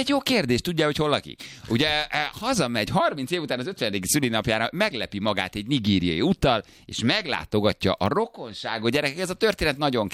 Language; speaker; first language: Hungarian; native; Hungarian